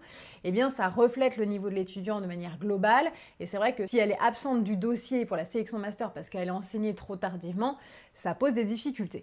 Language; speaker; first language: French; native; French